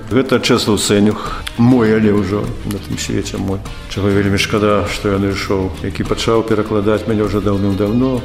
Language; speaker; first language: Belarusian; native; Belarusian